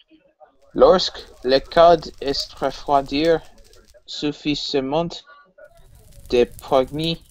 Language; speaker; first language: French; non-native, learner; English